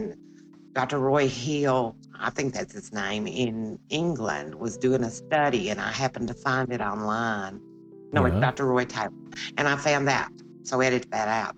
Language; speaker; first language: English; native; English